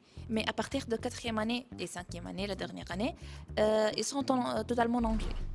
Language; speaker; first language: French; non-native, fluent; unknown